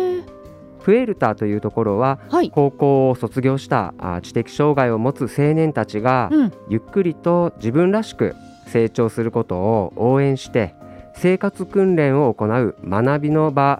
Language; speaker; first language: Japanese; native; Japanese